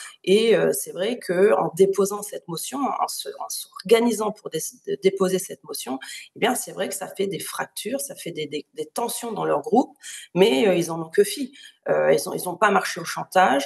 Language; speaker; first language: French; native; French